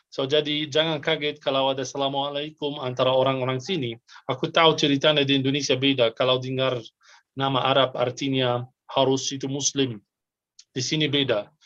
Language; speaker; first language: Indonesian; non-native, fluent; Arabic